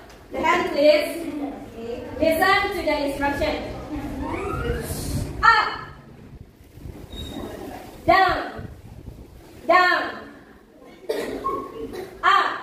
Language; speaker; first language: English; non-native, fluent; Indonesian